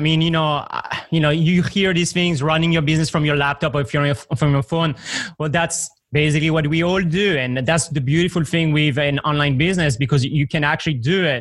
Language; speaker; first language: English; non-native, fluent; French